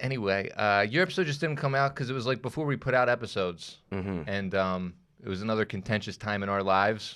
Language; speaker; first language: English; native; English